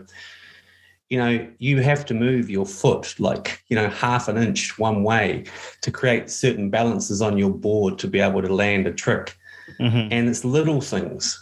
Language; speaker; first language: English; native; English